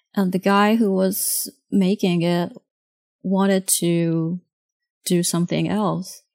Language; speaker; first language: English; non-native, fluent; Japanese